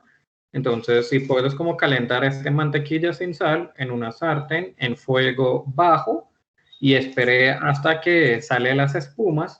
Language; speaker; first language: Spanish; non-native, fluent; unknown